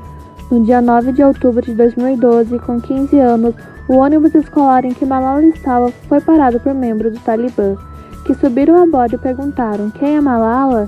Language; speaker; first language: Portuguese; native; Portuguese